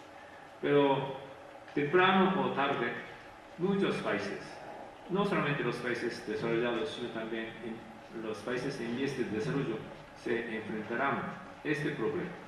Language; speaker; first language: Spanish; non-native, fluent; Japanese